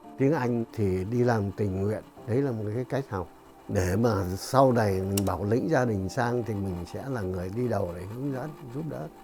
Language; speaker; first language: Vietnamese; native; Vietnamese